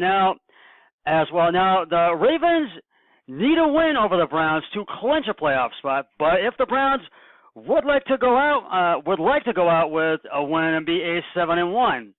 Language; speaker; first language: English; native; English